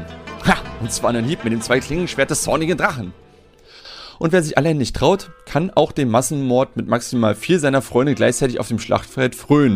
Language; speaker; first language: German; native; German